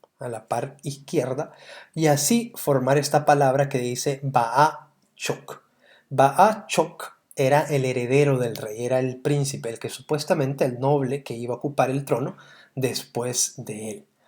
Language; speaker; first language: Spanish; native; Spanish